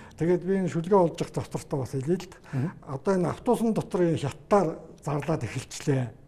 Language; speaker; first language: Mongolian; native; Mongolian